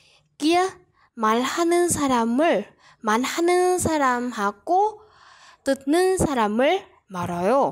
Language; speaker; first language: Korean; non-native, learner; Vietnamese